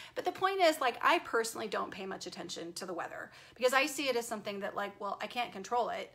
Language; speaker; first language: English; native; English